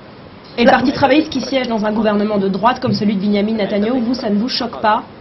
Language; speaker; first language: French; native; French